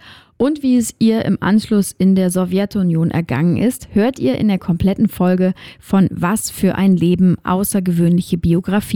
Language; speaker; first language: German; native; German